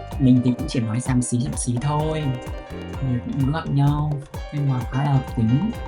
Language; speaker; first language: Vietnamese; native; Vietnamese